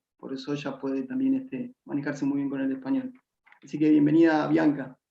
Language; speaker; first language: Spanish; native; Spanish